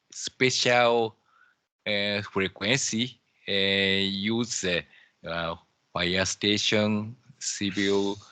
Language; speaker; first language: English; non-native, learner; Japanese